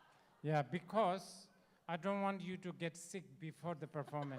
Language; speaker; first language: English; non-native, learner; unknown